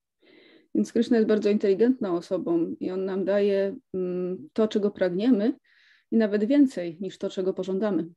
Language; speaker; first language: Polish; native; Polish